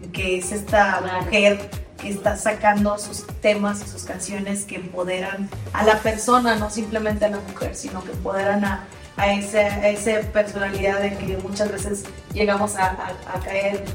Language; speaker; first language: Spanish; native; Spanish